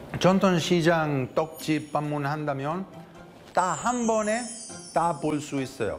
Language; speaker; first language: Korean; non-native, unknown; Italian